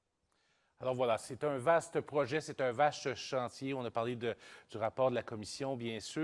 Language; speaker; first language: French; native; French